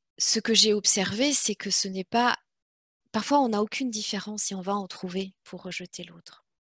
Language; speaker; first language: French; non-native, local second language; Kinyarwanda